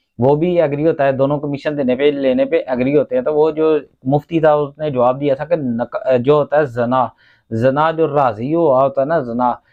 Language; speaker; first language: Urdu; non-native, local second language; Punjabi